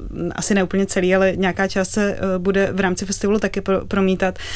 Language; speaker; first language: Czech; native; Czech